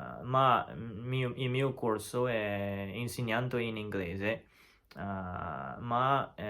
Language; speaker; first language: Italian; non-native, learner; Chinese